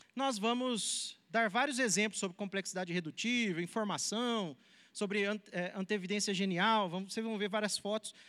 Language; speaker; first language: Portuguese; native; Portuguese